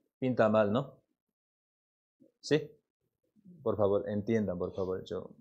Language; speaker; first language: Spanish; non-native, learner; Korean